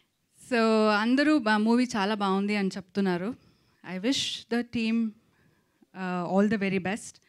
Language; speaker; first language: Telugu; non-native, local second language; Kannada